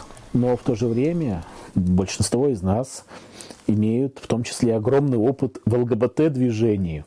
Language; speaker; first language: Russian; native; Russian